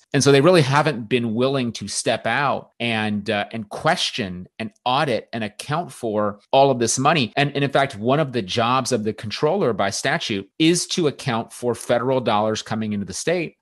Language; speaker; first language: English; native; English